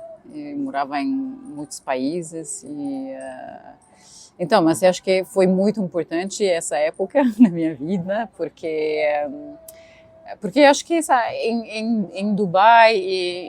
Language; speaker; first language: Portuguese; non-native, fluent; Arabic